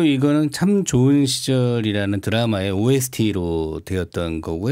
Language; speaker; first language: Korean; native; Korean